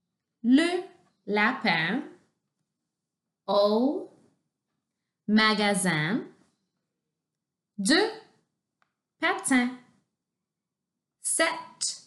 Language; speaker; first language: French; non-native, local second language; English